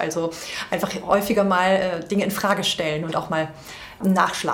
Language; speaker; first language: German; native; German